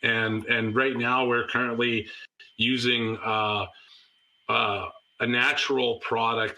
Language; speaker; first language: English; native; English